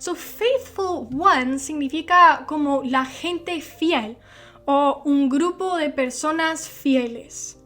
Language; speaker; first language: Spanish; non-native, fluent; English